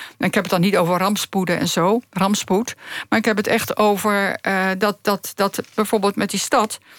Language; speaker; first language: Dutch; native; Dutch